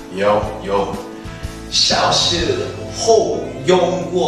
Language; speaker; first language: Chinese; non-native, learner; Korean